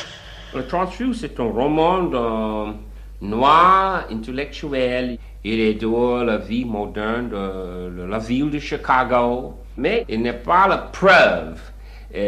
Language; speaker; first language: French; non-native, learner; English